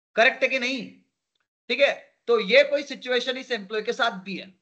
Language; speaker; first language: Hindi; non-native, local second language; Marathi